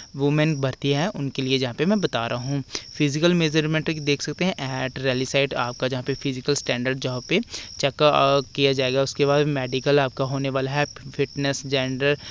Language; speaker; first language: Hindi; non-native, local second language; Punjabi